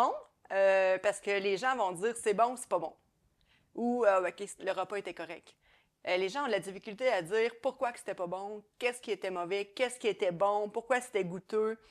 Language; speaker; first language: French; native; French